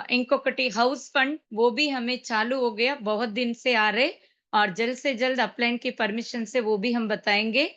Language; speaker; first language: Hindi; non-native, local second language; Telugu